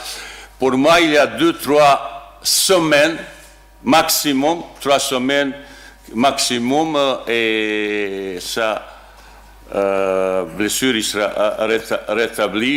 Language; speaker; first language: French; non-native, learner; Bosnian